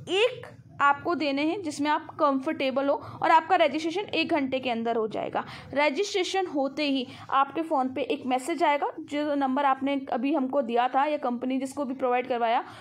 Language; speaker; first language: Hindi; non-native, local second language; Punjabi